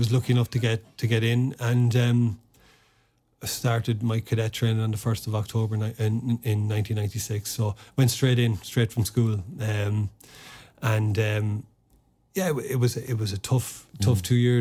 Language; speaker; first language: English; non-native, local second language; Irish